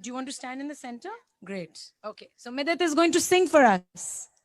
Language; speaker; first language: English; non-native, local second language; Urdu